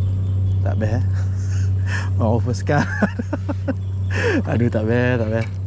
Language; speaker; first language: Malay; native; Malay